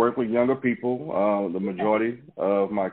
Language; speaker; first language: English; native; English